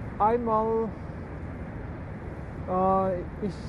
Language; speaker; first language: German; non-native, learner; Tibetan